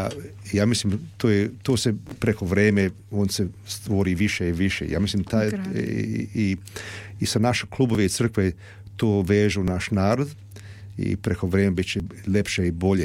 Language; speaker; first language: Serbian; early bilingual, heritage; Serbian